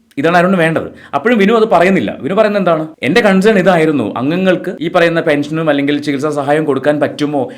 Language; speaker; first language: Malayalam; native; Malayalam